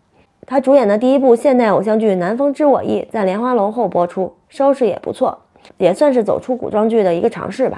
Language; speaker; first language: Chinese; native; Chinese